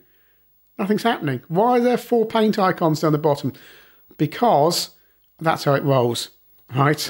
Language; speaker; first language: English; native; English